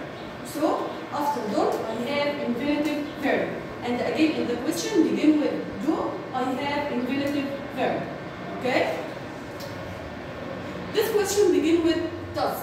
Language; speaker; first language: English; non-native, learner; Arabic